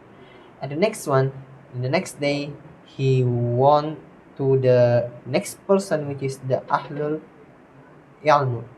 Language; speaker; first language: English; non-native, learner; Indonesian